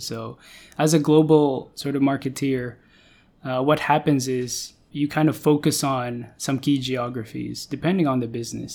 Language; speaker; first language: English; non-native, local second language; Filipino